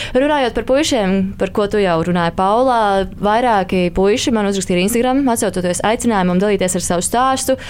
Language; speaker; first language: Latvian; native; Latvian